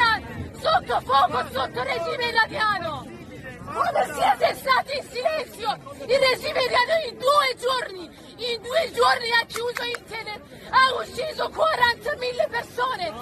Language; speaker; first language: Italian; non-native, fluent; Persian